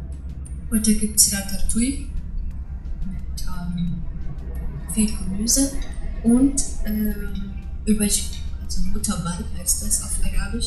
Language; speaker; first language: German; non-native, fluent; Arabic